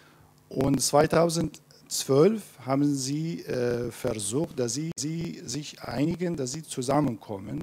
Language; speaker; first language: German; non-native, fluent; Kurdish